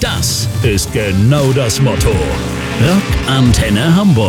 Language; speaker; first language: German; native; German